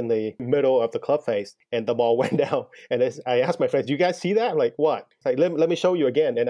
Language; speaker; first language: English; non-native, fluent; Vietnamese